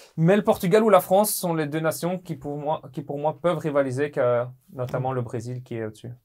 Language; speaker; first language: French; native; French